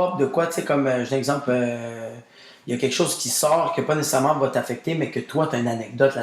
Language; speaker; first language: French; native; French